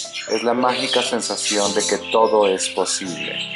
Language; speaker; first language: Spanish; native; Spanish